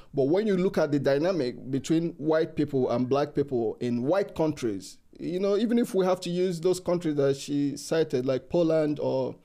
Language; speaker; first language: English; non-native, local second language; Igbo